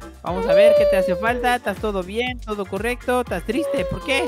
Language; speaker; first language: Spanish; native; Spanish